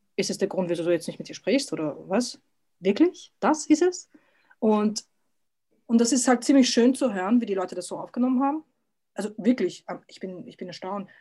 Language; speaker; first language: German; early bilingual, other home language; Serbian